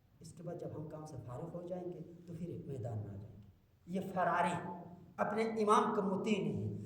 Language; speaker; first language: Urdu; non-native, local second language; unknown